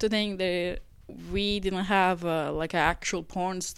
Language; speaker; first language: English; non-native, fluent; Italian